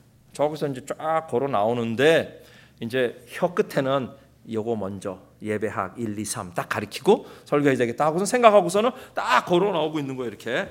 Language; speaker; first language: Korean; early bilingual, heritage; Korean